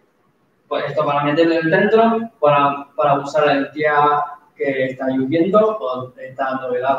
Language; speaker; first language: Spanish; non-native, learner; Chinese